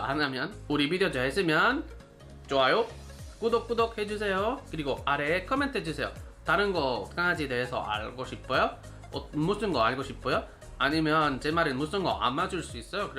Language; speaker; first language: Korean; non-native, learner; Spanish